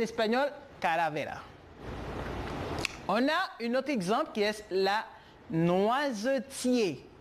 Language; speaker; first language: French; non-native, fluent; Spanish